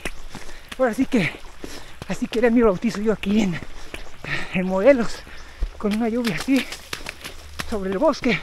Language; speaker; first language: Spanish; native; Spanish